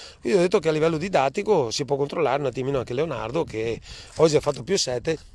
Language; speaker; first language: Italian; native; Italian